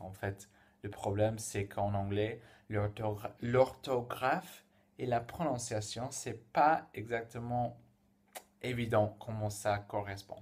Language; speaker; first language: French; non-native, fluent; English